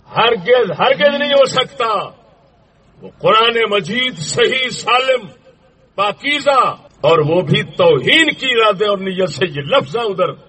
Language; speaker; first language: Urdu; non-native, local second language; Punjabi